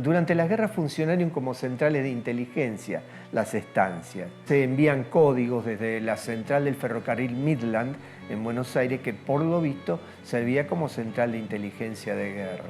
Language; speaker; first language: Spanish; native; Spanish